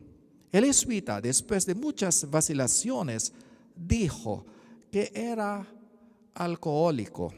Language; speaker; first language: Spanish; non-native, learner; Filipino